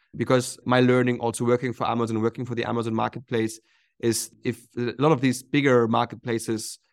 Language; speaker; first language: English; non-native, fluent; German